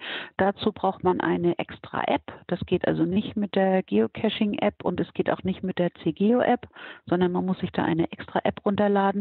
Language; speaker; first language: German; native; German